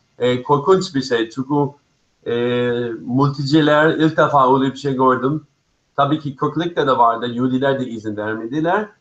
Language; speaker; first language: Turkish; non-native, fluent; English